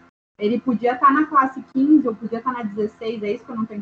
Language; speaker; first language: Portuguese; native; Portuguese